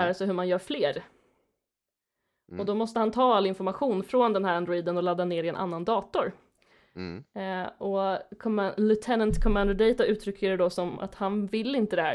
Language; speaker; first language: Swedish; native; Swedish